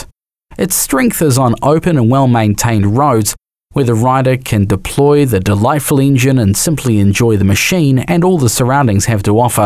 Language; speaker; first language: English; native; English